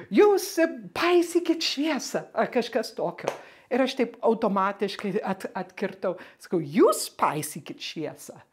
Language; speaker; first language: Lithuanian; early bilingual, heritage; Lithuanian